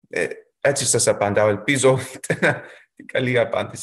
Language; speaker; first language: Greek; early bilingual, heritage; Greek